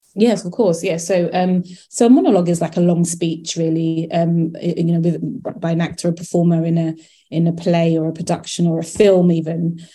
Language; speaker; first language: English; native; English